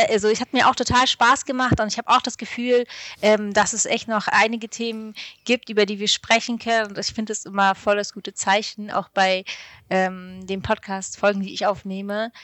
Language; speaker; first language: German; early bilingual, other home language; Arabic